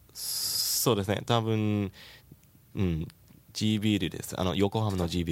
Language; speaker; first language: Japanese; non-native, learner; English